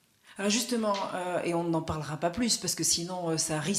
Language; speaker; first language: French; native; French